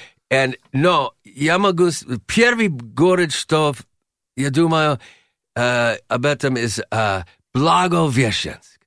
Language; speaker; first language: Russian; non-native, learner; English